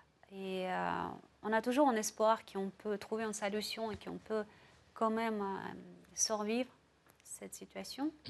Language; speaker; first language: French; non-native, fluent; Russian